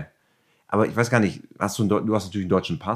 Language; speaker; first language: German; native; German